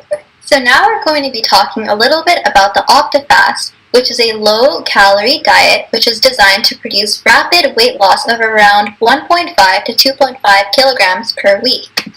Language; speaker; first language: English; native; English